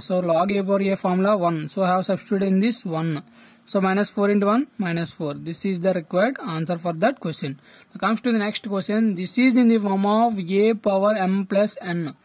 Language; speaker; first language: English; non-native, local second language; Telugu